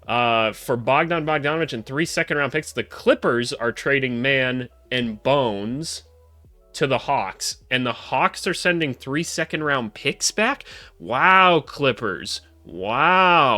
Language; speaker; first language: English; native; English